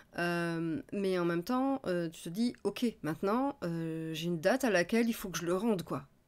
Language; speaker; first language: French; native; French